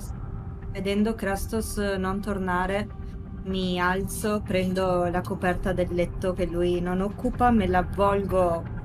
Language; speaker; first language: Italian; native; Italian